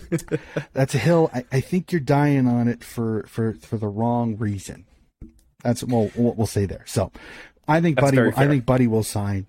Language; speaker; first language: English; native; English